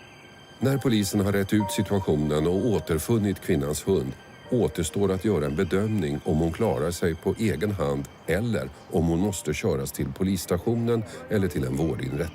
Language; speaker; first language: Swedish; native; Swedish